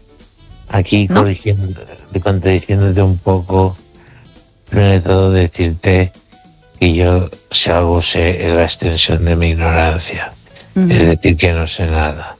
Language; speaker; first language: Spanish; native; Spanish